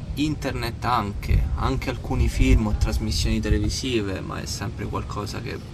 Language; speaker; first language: Italian; native; Italian